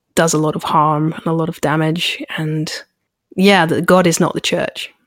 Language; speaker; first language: English; native; English